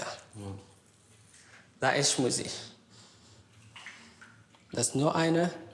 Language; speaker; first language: German; non-native, learner; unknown